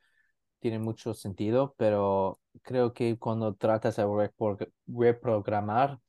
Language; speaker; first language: Spanish; non-native, learner; English